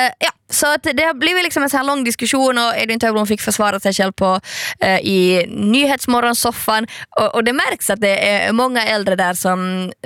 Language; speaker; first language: Swedish; native; Swedish